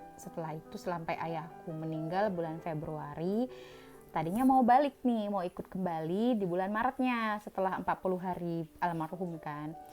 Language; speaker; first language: Indonesian; native; Indonesian